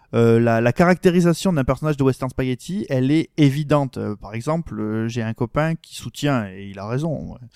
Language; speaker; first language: French; native; French